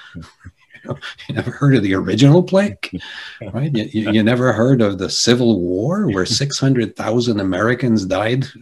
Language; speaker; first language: English; early bilingual, other home language; Polish